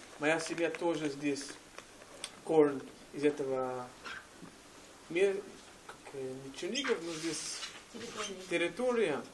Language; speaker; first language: Russian; non-native, learner; English